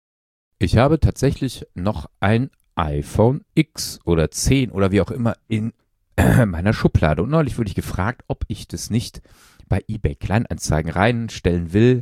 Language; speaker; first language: German; native; German